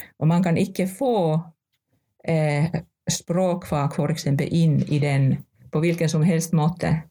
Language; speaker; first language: Norwegian; non-native, fluent; Finnish